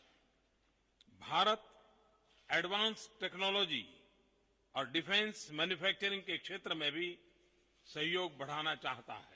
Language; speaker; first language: Hindi; non-native, local second language; Gujarati